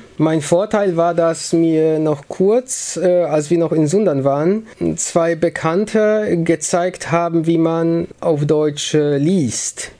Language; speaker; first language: German; early bilingual, other home language; Polish